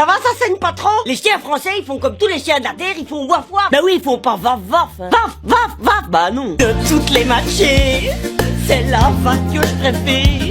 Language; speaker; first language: French; native; French